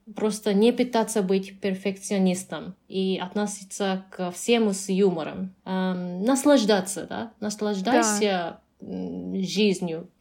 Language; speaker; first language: Russian; non-native, fluent; Japanese